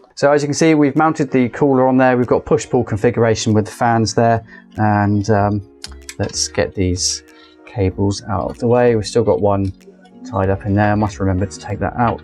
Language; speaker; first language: English; native; English